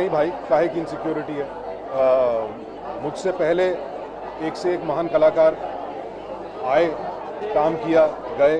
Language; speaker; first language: Hindi; native; Hindi